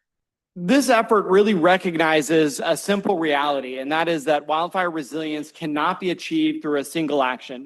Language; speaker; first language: English; native; English